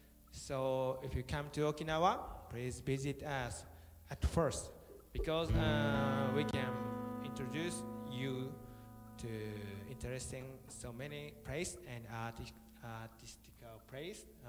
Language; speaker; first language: English; non-native, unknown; Japanese